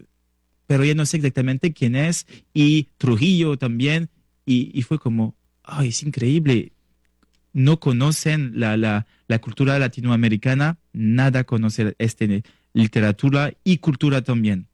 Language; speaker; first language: Spanish; non-native, learner; French